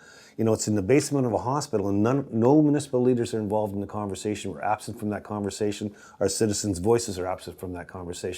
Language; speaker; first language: English; native; English